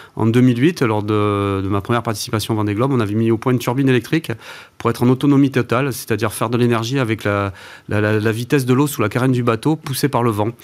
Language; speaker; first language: French; native; French